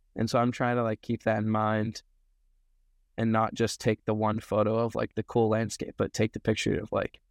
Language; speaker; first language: English; native; English